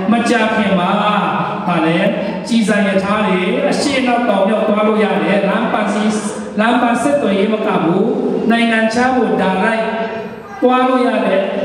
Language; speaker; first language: Burmese; non-native, local second language; Tedim Chin